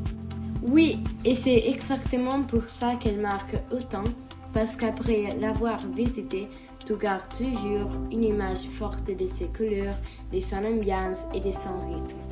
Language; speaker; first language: French; non-native, learner; Italian